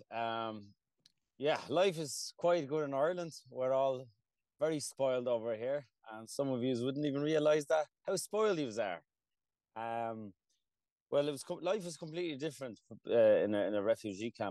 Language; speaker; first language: English; early bilingual, other home language; Kurdish